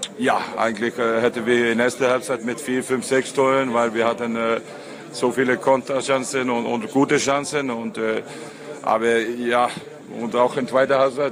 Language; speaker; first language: German; non-native, fluent; Icelandic